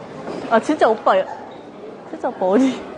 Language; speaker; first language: Korean; non-native, learner; Japanese